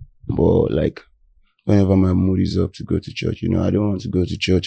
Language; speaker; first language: English; non-native, local second language; Yoruba